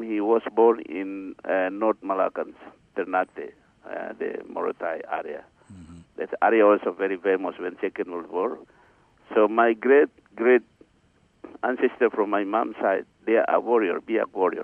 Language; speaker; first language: English; non-native, learner; Indonesian